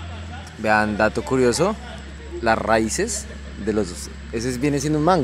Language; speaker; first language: Spanish; native; Spanish